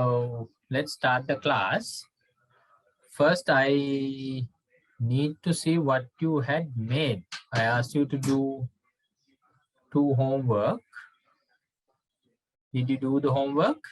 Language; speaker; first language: English; non-native, fluent; Sinhala